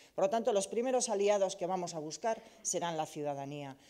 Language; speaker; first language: Spanish; native; Spanish